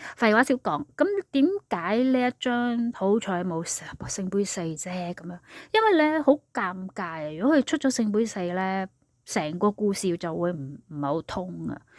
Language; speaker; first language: Cantonese; early bilingual, heritage; Cantonese